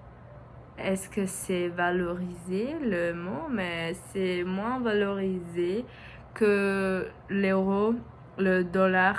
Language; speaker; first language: French; non-native, learner; Portuguese